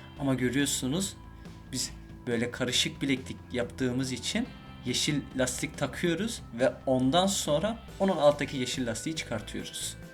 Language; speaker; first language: Turkish; early bilingual, heritage; Turkish